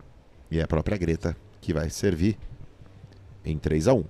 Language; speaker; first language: Portuguese; native; Portuguese